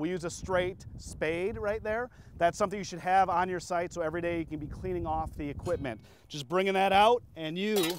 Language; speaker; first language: English; native; English